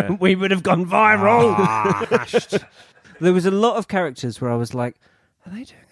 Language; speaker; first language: English; native; English